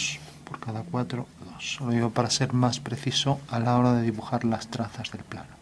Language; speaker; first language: Spanish; native; Spanish